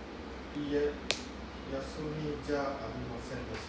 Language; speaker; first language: Japanese; non-native, learner; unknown